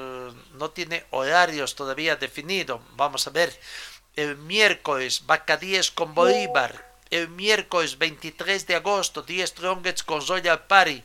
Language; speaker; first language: Spanish; native; Spanish